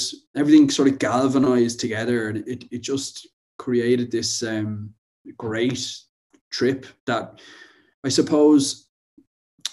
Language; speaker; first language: English; native; English